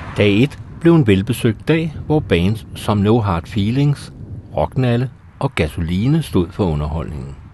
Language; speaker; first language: Danish; native; Danish